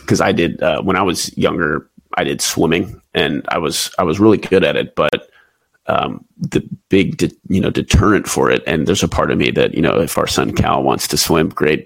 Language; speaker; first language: English; native; English